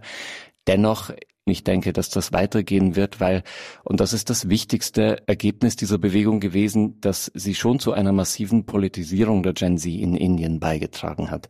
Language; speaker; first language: German; native; German